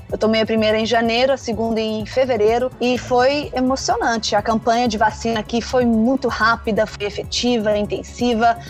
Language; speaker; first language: Portuguese; non-native, fluent; Danish